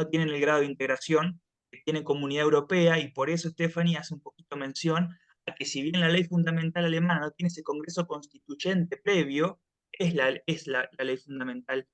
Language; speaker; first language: Spanish; native; Spanish